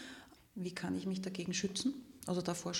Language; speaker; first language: German; native; German